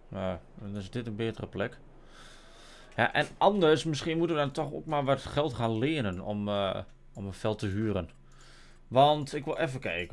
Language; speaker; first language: Dutch; native; Dutch